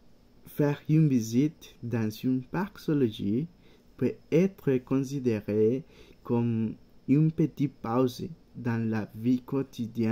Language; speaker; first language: French; non-native, learner; Spanish